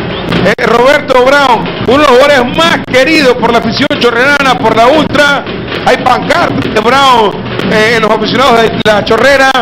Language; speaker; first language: Spanish; native; Spanish